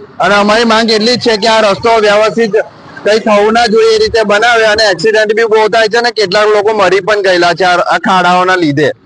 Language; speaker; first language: Gujarati; native; Gujarati